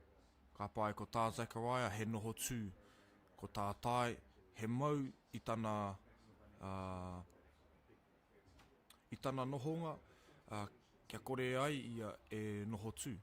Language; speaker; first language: Māori; non-native, local second language; English